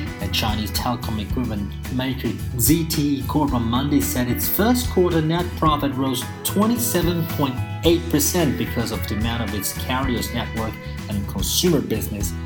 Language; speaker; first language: English; non-native, fluent; Chinese